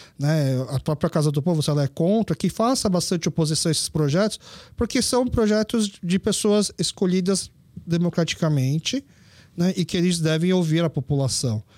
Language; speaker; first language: Portuguese; early bilingual, other home language; Korean